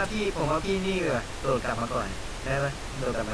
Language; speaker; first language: Thai; native; Thai